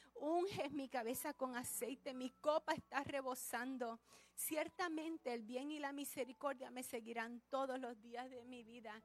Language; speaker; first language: Spanish; early bilingual, heritage; Spanish